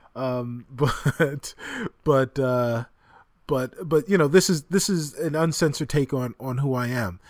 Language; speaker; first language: English; native; English